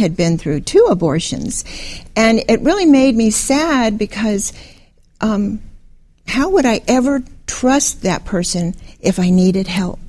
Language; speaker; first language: English; native; English